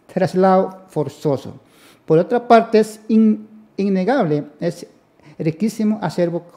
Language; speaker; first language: Spanish; non-native, local second language; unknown